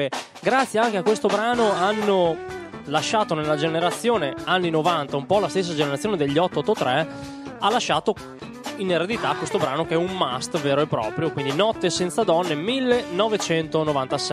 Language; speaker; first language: Italian; native; Italian